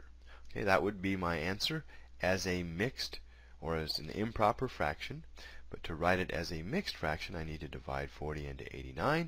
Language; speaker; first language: English; native; English